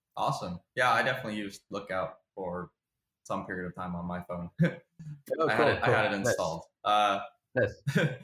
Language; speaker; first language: English; native; English